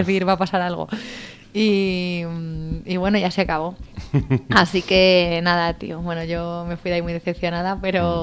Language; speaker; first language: Spanish; native; Spanish